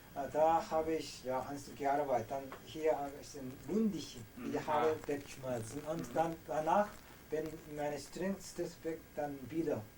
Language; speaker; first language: German; non-native, learner; Korean